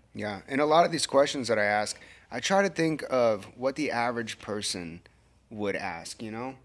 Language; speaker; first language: English; native; English